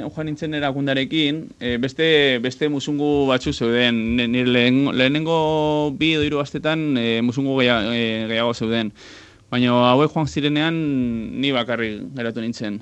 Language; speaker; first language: Basque; non-native, local second language; Spanish